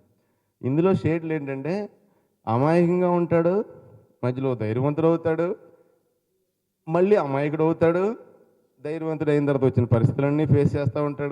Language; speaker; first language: Telugu; native; Telugu